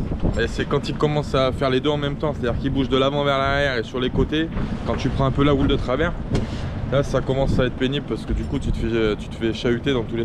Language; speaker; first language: French; native; French